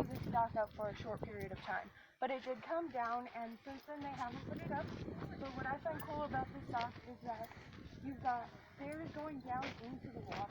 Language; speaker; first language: English; native; English